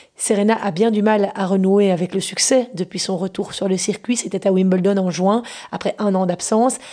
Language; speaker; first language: French; native; French